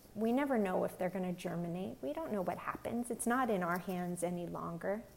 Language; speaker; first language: English; native; English